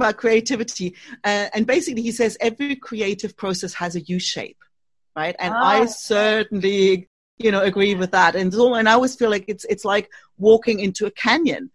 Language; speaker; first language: English; non-native, fluent; German